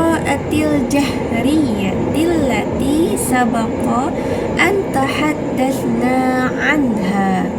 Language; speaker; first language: Arabic; non-native, learner; Indonesian